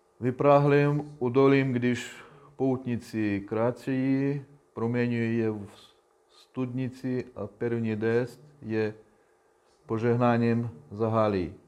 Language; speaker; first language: Czech; non-native, learner; Russian